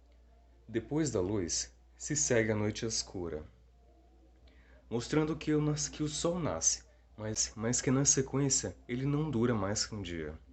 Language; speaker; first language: Portuguese; native; Portuguese